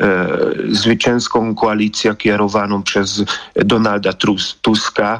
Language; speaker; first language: Polish; non-native, fluent; Hungarian